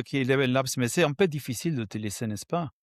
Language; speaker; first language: French; non-native, fluent; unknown